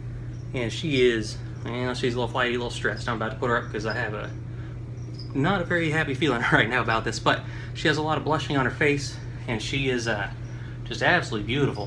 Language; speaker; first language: English; native; English